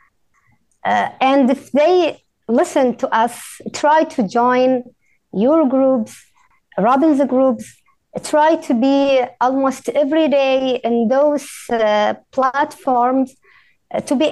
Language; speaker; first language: English; non-native, fluent; Arabic